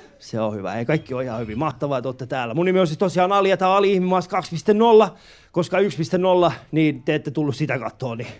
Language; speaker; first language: Finnish; early bilingual, other home language; Persian